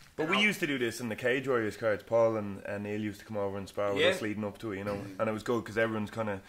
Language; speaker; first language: English; native; English